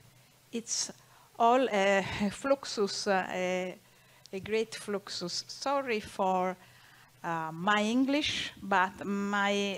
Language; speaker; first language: English; non-native, learner; Italian